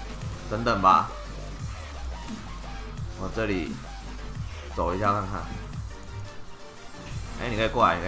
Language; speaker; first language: Chinese; native; Chinese